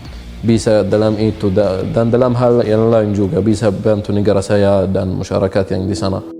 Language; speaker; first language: Indonesian; non-native, fluent; Arabic